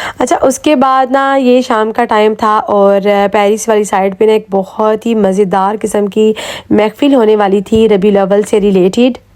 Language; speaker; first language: Urdu; native; Urdu